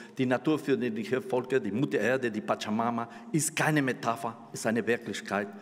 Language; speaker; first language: German; non-native, fluent; Spanish